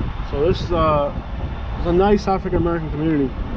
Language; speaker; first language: English; native; English